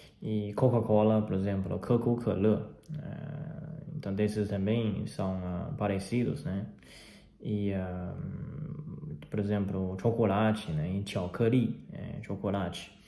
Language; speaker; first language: Portuguese; non-native, fluent; Chinese